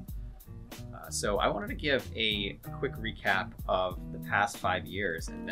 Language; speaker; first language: English; native; English